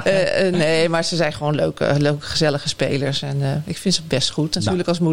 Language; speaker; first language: Dutch; native; Dutch